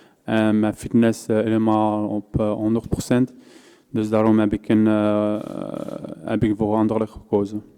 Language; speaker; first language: Dutch; non-native, local second language; French